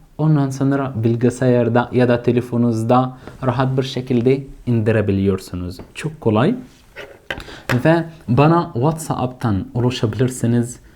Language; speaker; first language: Turkish; non-native, fluent; Arabic